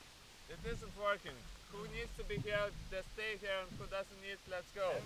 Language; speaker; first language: English; non-native, fluent; Lithuanian